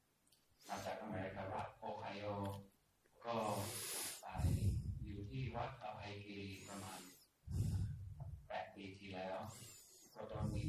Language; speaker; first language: Thai; non-native, fluent; English